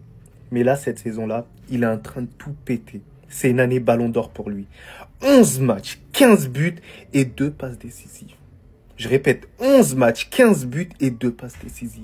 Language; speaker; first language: French; native; French